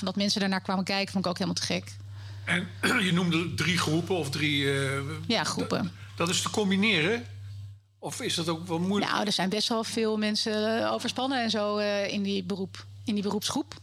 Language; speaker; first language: Dutch; native; Dutch